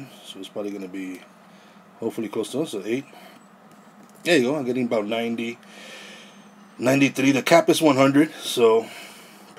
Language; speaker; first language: English; native; English